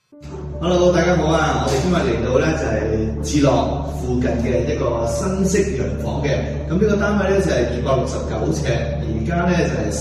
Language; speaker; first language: Cantonese; native; Cantonese